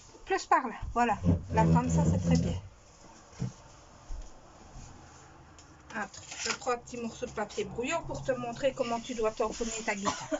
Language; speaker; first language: French; native; French